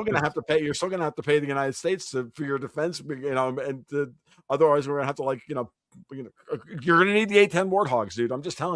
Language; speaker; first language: English; native; English